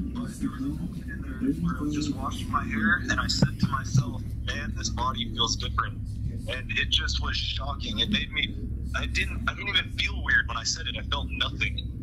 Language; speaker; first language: English; native; English